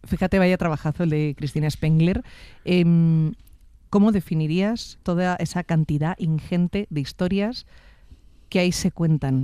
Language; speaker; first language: Spanish; native; Spanish